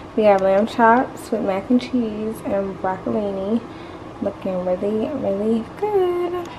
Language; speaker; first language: English; native; English